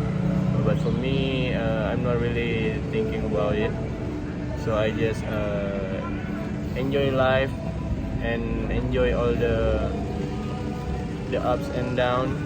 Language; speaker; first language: English; non-native, fluent; Indonesian